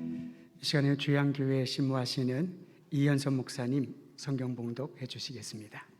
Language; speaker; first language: Korean; native; Korean